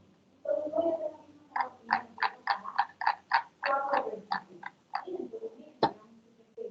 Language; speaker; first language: Spanish; native; Spanish